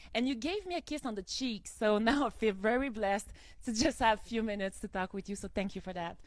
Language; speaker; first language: English; non-native, fluent; French